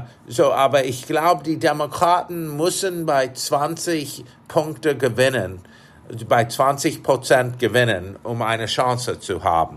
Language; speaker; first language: German; non-native, fluent; English